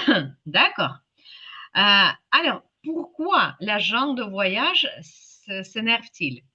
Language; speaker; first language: French; non-native, fluent; Ukrainian